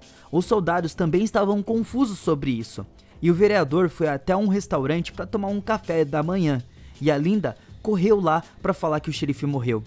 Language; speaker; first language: Portuguese; native; Portuguese